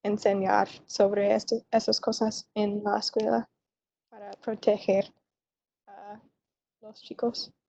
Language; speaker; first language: Spanish; non-native, learner; English